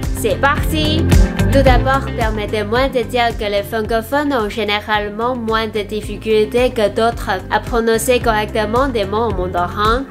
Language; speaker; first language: French; non-native, fluent; Chinese